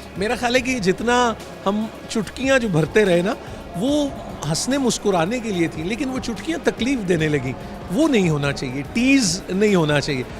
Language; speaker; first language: Urdu; native; Urdu